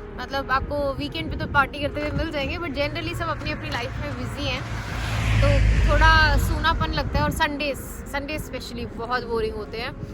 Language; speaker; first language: Hindi; native; Hindi